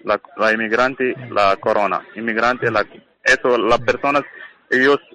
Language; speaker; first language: Spanish; non-native, learner; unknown